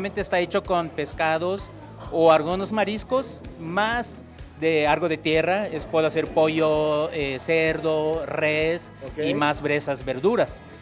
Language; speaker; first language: Spanish; non-native, fluent; Japanese